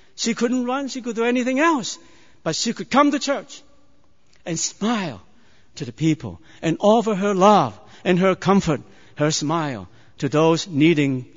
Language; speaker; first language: English; non-native, fluent; Chinese